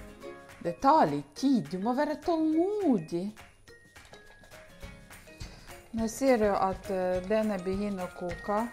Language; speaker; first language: Norwegian; non-native, learner; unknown